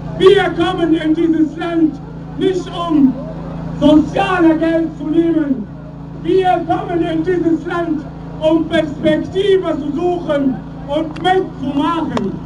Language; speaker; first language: German; non-native, learner; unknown